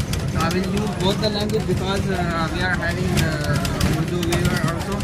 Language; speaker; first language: English; non-native, fluent; Urdu